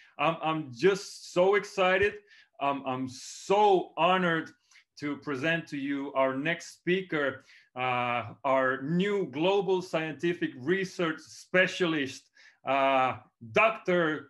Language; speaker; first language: English; non-native, fluent; Estonian